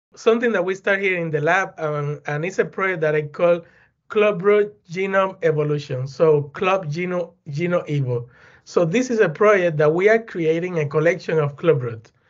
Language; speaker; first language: English; non-native, fluent; Spanish